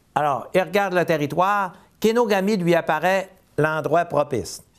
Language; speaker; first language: French; native; French